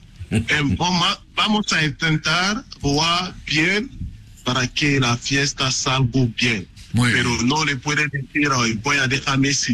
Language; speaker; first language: Spanish; non-native, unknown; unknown